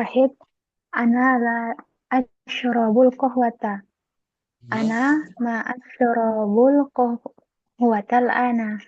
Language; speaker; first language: Arabic; non-native, learner; Indonesian